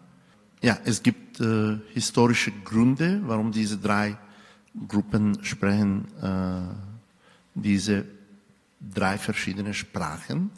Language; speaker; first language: German; non-native, fluent; Bulgarian